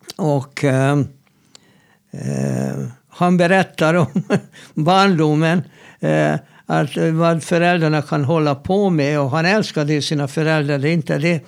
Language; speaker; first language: Swedish; non-native, fluent; Hungarian